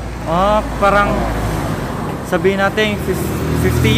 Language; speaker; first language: Filipino; native; Filipino